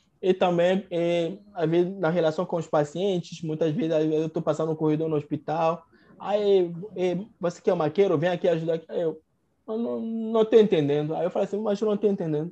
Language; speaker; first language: Portuguese; non-native, fluent; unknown